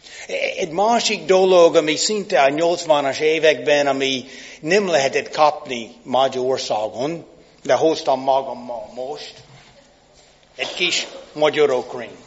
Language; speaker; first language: Hungarian; non-native, fluent; English